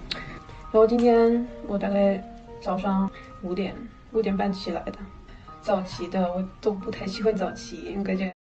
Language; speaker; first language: Chinese; non-native, fluent; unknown